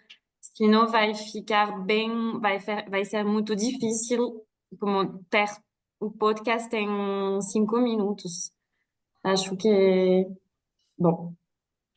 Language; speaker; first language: Portuguese; non-native, fluent; French